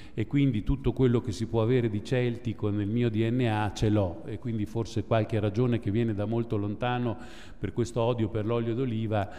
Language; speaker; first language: Italian; native; Italian